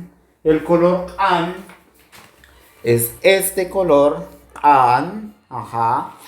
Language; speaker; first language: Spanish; non-native, local second language; Kʼicheʼ